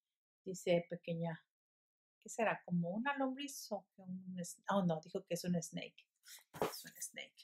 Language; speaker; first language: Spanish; early bilingual, heritage; Spanish